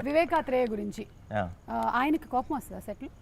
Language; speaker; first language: Telugu; native; Telugu